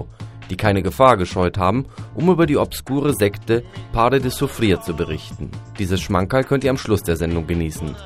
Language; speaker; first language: German; native; German